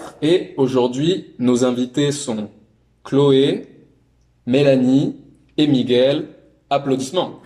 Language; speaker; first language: French; native; French